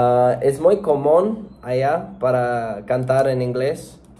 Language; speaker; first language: Spanish; non-native, learner; English